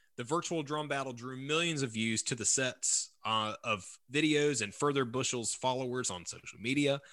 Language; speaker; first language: English; native; English